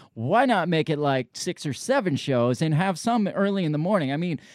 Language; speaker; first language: English; native; English